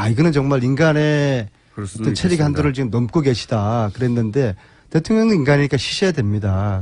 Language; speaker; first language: Korean; native; Korean